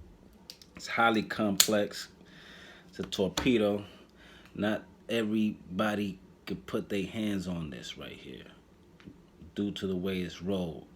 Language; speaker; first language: English; native; English